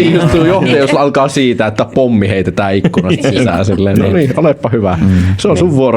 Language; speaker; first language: Finnish; native; Finnish